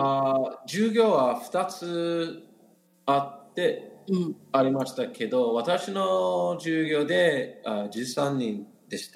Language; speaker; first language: Japanese; non-native, learner; English